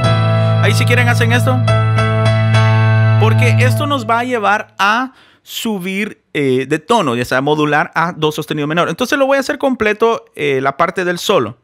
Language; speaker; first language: Spanish; native; Spanish